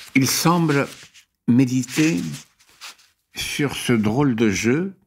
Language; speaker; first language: French; non-native, local second language; Arabic